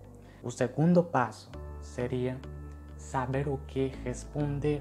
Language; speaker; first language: Portuguese; non-native, fluent; Spanish